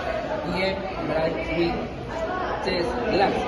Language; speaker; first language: English; non-native, learner; Spanish